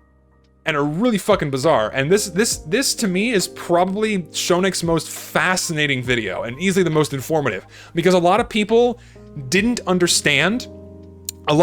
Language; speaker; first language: English; native; English